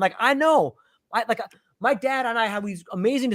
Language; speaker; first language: English; native; English